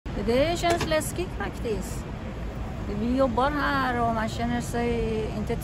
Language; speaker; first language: Swedish; non-native, learner; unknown